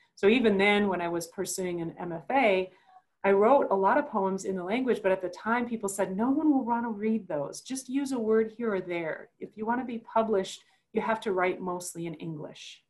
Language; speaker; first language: English; native; English